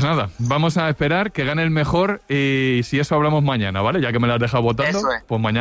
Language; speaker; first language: Spanish; native; Spanish